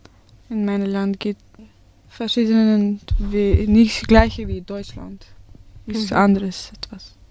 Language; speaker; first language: German; non-native, learner; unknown